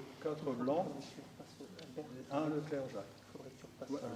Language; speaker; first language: French; native; French